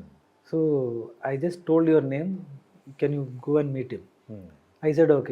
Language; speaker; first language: Telugu; non-native, learner; Malayalam